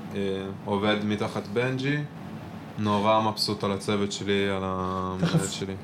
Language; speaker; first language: Hebrew; non-native, fluent; Italian